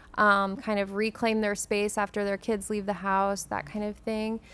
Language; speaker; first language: English; native; English